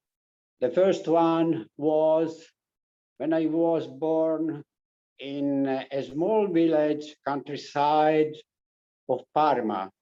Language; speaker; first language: English; non-native, learner; Italian